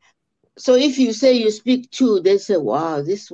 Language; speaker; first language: English; non-native, local second language; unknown